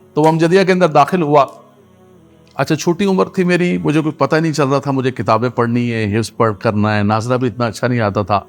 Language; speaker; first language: Urdu; non-native, local second language; Gujari